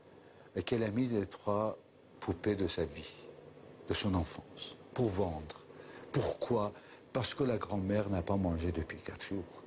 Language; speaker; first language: French; non-native, fluent; Persian